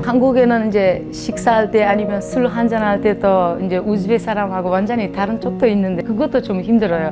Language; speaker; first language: Korean; non-native, fluent; Uzbek